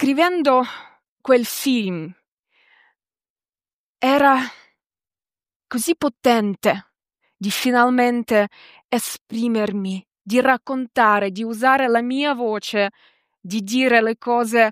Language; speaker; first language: Italian; non-native, fluent; Ukrainian